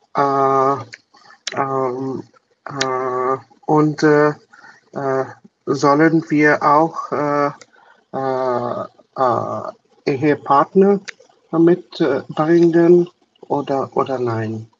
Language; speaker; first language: German; non-native, learner; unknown